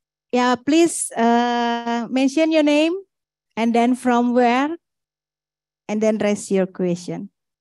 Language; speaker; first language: English; non-native, fluent; Indonesian